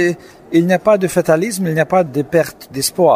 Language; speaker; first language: French; non-native, fluent; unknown